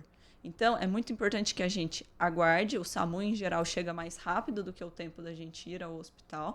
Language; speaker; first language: Portuguese; native; Portuguese